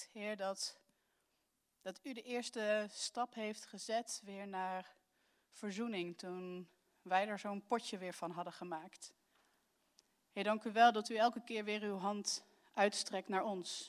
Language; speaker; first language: Dutch; native; Dutch